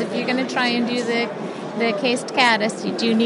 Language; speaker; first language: English; native; English